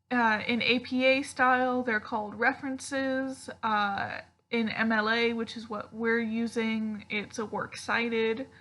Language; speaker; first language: English; native; English